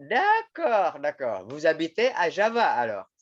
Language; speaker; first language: French; non-native, fluent; Indonesian